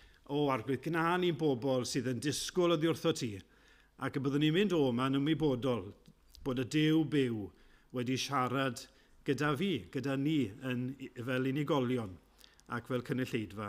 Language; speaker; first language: Welsh; native; Welsh